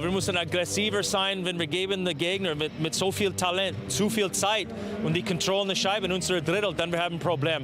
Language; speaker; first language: German; non-native, fluent; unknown